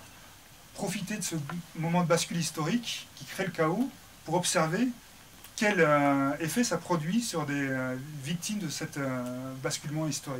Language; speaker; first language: French; native; French